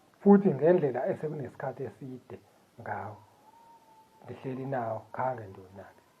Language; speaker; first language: Zulu; non-native, local second language; Xhosa